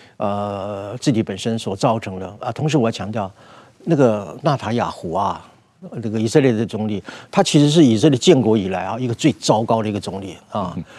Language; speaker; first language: Chinese; native; Chinese